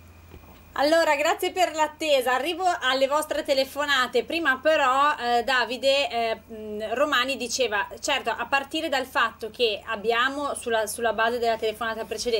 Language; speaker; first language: Italian; native; Italian